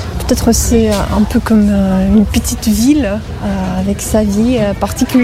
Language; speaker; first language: French; non-native, fluent; Russian